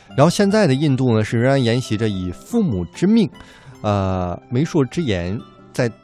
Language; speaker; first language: Chinese; native; Chinese